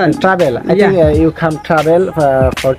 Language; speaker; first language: English; non-native, learner; Bangla